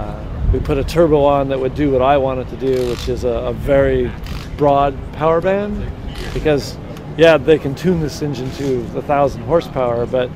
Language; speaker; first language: English; native; English